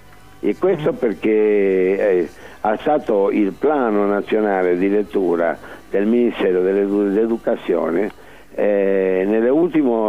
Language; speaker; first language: Italian; early bilingual, heritage; Spanish